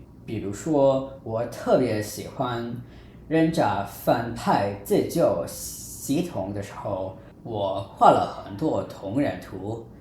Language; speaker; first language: Chinese; non-native, fluent; English